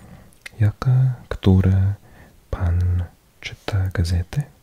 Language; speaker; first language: Polish; non-native, learner; English